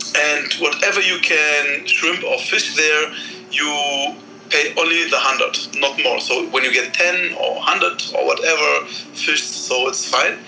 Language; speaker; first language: English; non-native, fluent; Arabic